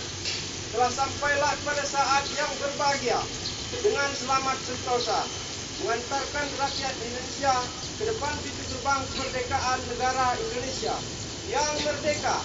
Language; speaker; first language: Indonesian; native; Indonesian